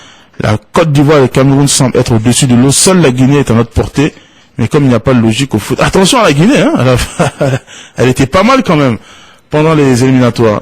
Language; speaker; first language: French; non-native, local second language; Bambara